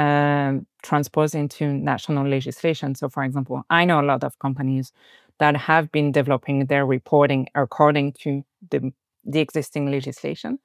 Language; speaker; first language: English; non-native, fluent; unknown